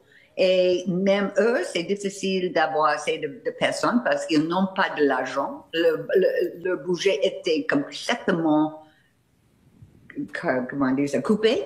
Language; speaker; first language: French; non-native, fluent; English